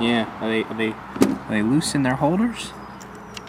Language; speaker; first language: English; native; English